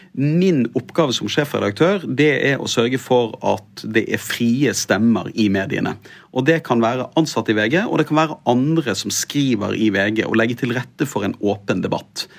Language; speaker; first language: Norwegian; native; Norwegian